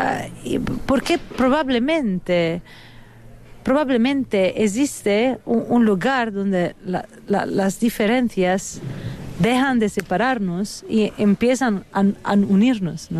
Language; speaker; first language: Spanish; non-native, fluent; Italian